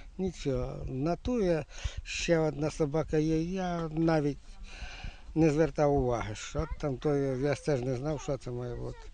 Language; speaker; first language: Ukrainian; native; Ukrainian